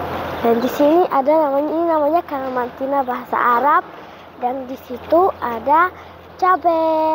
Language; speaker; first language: Indonesian; early bilingual, heritage; Indonesian